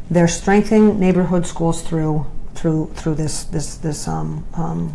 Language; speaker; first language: English; native; English